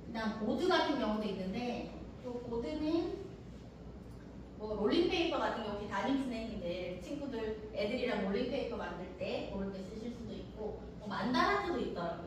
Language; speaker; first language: Korean; native; Korean